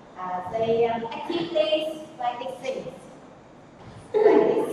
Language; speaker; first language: English; non-native, learner; Vietnamese